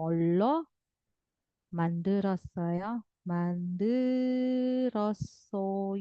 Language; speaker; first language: Korean; non-native, fluent; Indonesian